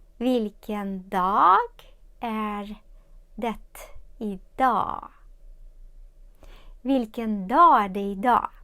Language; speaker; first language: Swedish; non-native, fluent; Ukrainian